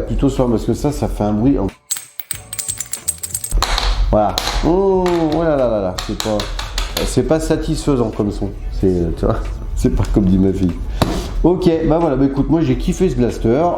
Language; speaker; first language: French; native; French